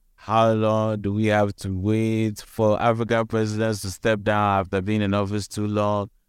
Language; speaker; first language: English; non-native, local second language; Akan